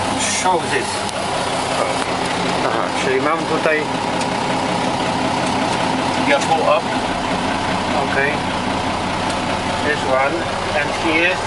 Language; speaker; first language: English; non-native, learner; Polish